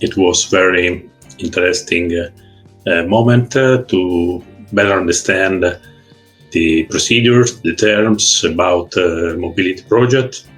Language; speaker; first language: English; non-native, learner; Italian